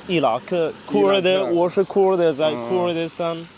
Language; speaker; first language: Chinese; non-native, learner; Central Kurdish